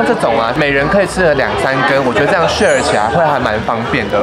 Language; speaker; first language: Chinese; native; Chinese